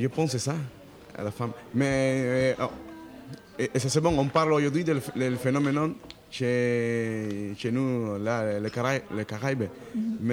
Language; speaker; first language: French; non-native, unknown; Spanish